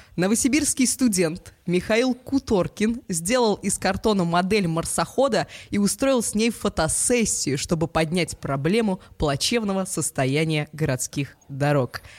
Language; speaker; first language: Russian; native; Russian